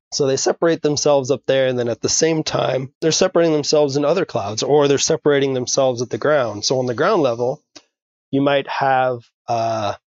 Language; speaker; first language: English; native; English